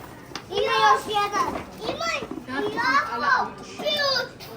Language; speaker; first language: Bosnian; early bilingual, heritage; Croatian